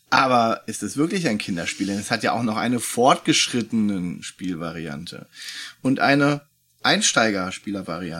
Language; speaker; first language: German; native; German